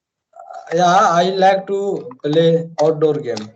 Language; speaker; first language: English; non-native, learner; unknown